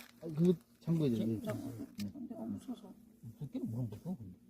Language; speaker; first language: Korean; native; Korean